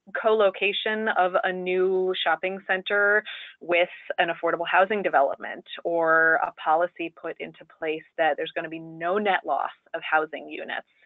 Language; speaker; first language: English; native; English